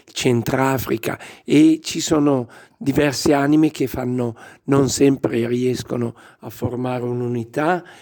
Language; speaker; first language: Italian; native; Italian